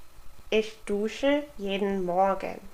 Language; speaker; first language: German; non-native, fluent; English